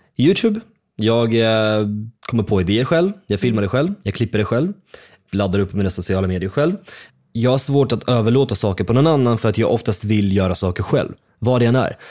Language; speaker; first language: Swedish; early bilingual, other home language; Russian